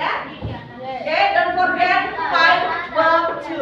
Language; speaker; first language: English; non-native, learner; Indonesian